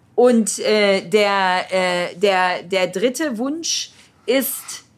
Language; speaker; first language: German; native; German